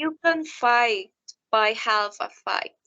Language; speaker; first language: English; non-native, learner; Spanish